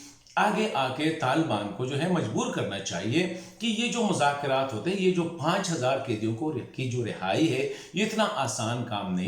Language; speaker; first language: Hindi; non-native, local second language; Pashto